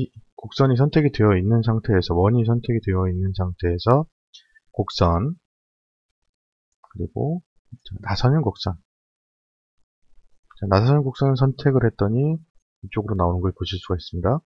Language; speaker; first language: Korean; native; Korean